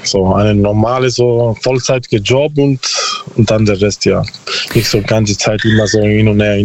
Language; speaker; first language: German; non-native, learner; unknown